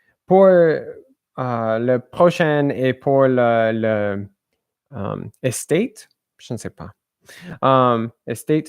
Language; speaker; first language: French; non-native, learner; English